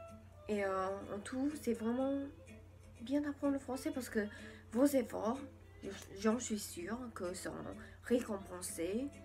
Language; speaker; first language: French; non-native, learner; English